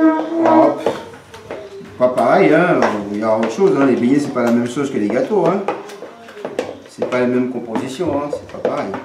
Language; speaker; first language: French; native; French